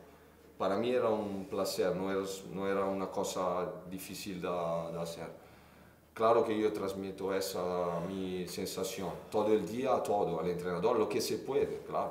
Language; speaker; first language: Spanish; non-native, fluent; Italian